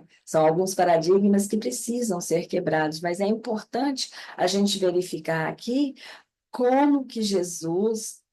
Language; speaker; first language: Portuguese; native; Portuguese